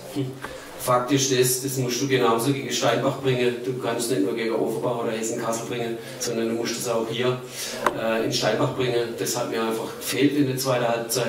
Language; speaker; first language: German; native; German